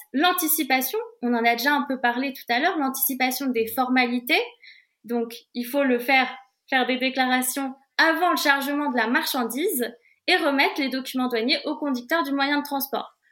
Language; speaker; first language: French; native; French